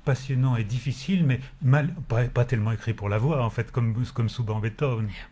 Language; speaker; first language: French; native; French